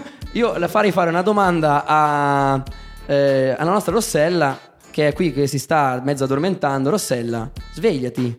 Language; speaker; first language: Italian; native; Italian